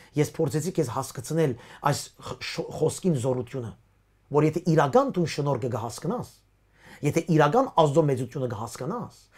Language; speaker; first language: Armenian; early bilingual, heritage; Armenian